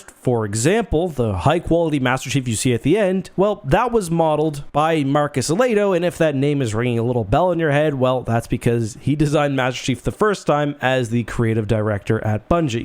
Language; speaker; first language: English; native; English